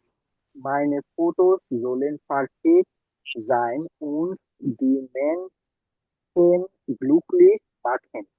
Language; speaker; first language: German; non-native, learner; Bangla